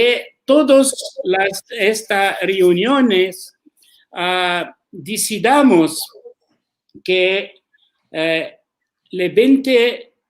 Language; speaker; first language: Spanish; non-native, learner; Arabic